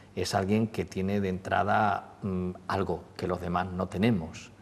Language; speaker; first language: Spanish; native; Spanish